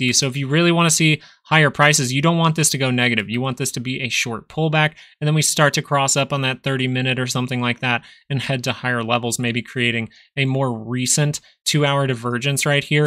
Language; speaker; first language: English; native; English